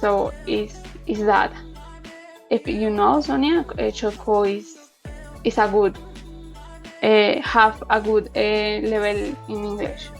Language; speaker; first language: English; non-native, learner; Spanish